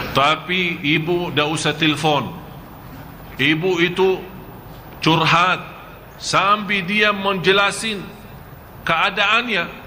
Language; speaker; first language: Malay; non-native, fluent; Arabic